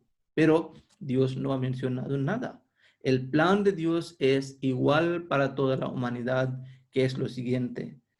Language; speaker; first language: Spanish; non-native, fluent; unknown